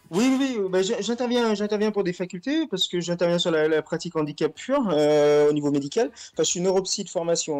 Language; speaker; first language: French; native; French